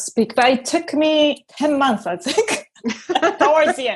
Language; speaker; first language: English; non-native, fluent; Japanese